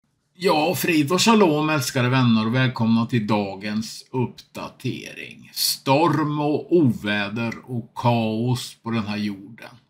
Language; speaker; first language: Swedish; native; Swedish